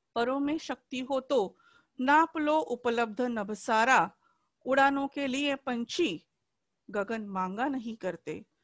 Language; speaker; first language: Hindi; non-native, local second language; Marathi